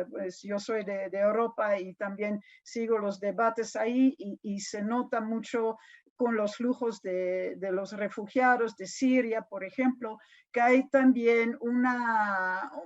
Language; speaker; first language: Spanish; non-native, fluent; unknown